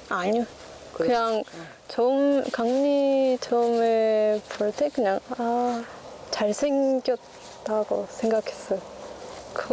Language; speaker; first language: Korean; non-native, learner; Spanish